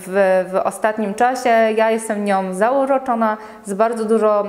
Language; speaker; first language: Polish; native; Polish